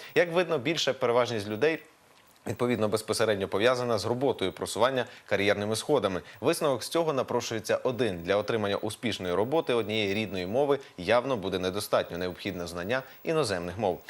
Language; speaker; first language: Ukrainian; native; Ukrainian